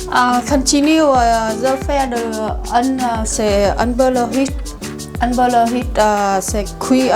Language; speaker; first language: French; non-native, learner; Vietnamese